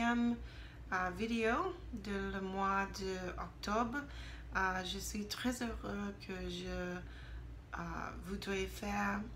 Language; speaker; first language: French; non-native, learner; English